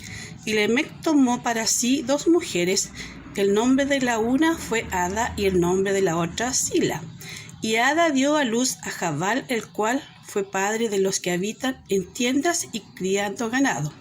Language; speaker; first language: Spanish; native; Spanish